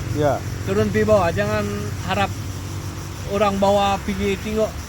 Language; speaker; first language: Malay; native; Malay